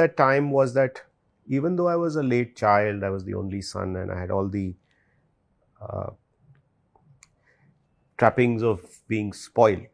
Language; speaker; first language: English; non-native, local second language; Hindi